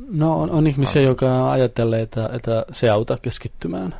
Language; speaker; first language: Finnish; non-native, fluent; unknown